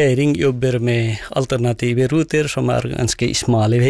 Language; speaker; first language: Norwegian; non-native, fluent; Nepali